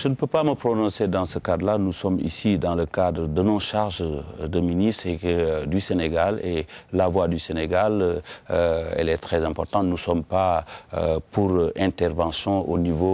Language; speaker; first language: French; non-native, local second language; Wolof